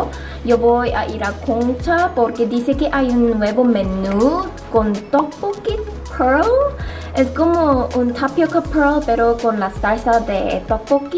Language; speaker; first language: Spanish; non-native, learner; Korean